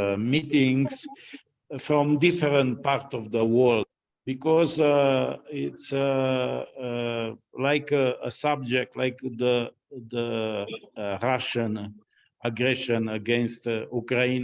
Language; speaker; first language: English; non-native, fluent; Romanian